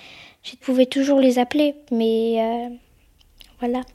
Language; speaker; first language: French; early bilingual, other home language; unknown